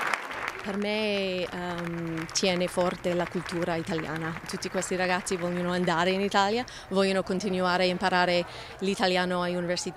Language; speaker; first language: Italian; non-native, fluent; English